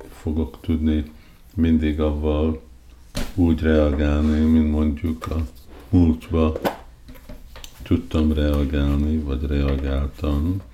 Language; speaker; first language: Hungarian; early bilingual, heritage; Hungarian